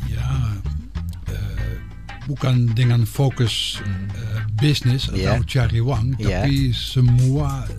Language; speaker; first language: Indonesian; non-native, fluent; Dutch